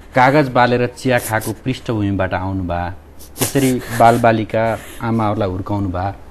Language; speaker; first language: Nepali; native; Nepali